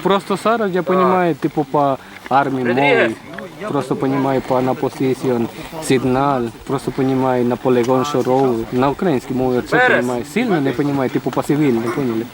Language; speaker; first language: Ukrainian; non-native, learner; Spanish